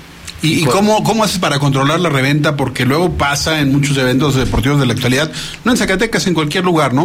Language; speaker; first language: Spanish; native; Spanish